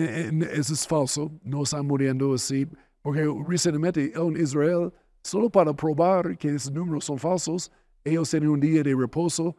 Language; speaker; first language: Spanish; non-native, fluent; English